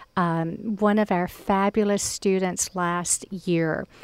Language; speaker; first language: English; native; English